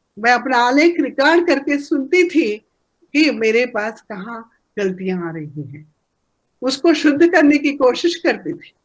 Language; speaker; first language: Hindi; non-native, local second language; Telugu